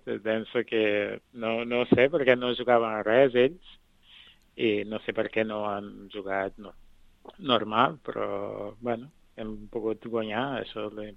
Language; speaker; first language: Catalan; non-native, fluent; Kabuverdianu